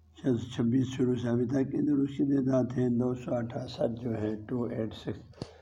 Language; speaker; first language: Urdu; non-native, local second language; Balti